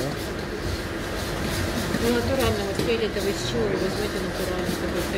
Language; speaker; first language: Russian; native; Russian